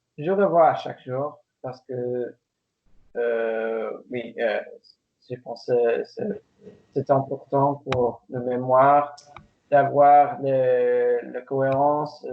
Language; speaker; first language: French; non-native, learner; English